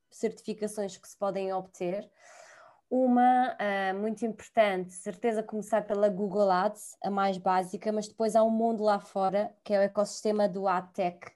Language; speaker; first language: Portuguese; non-native, fluent; Italian